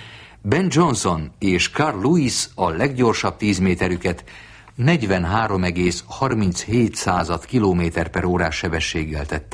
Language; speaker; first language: Hungarian; native; Hungarian